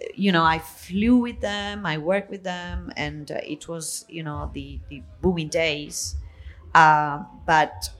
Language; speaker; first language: English; non-native, fluent; Italian